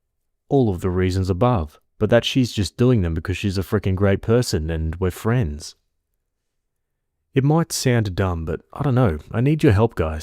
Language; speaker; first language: English; native; English